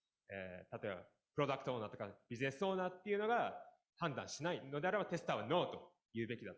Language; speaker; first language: Japanese; native; Japanese